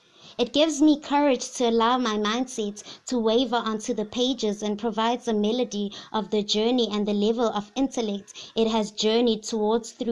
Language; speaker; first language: English; non-native, local second language; Zulu